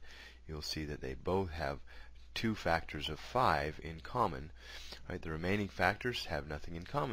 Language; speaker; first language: English; native; English